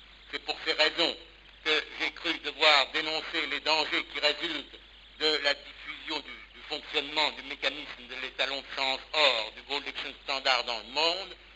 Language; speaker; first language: French; native; French